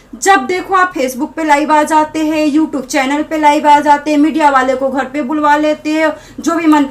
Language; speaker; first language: Hindi; native; Hindi